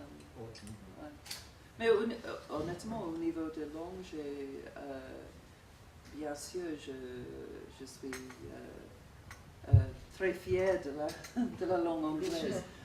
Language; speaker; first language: French; non-native, fluent; English